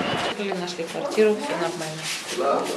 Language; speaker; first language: Russian; native; Russian